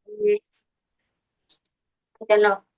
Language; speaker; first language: English; non-native, learner; Vietnamese